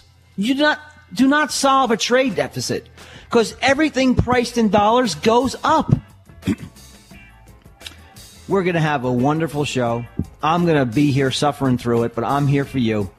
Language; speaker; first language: English; native; English